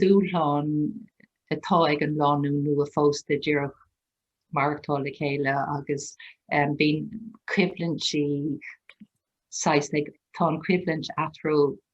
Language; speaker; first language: Irish; non-native, local second language; English